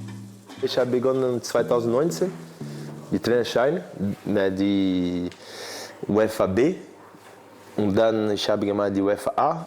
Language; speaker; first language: German; non-native, fluent; Portuguese